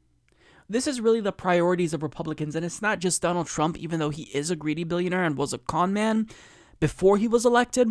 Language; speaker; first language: English; native; English